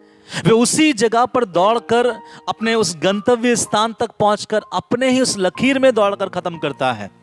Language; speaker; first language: Hindi; non-native, local second language; Bangla